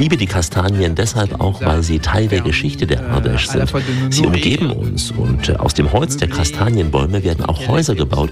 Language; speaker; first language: German; native; German